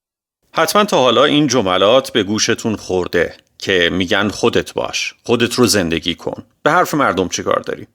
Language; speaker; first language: Persian; native; Persian